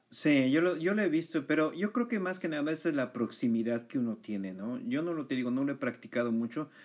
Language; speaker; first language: Spanish; native; Spanish